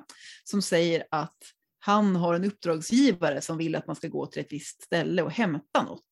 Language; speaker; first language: Swedish; native; Swedish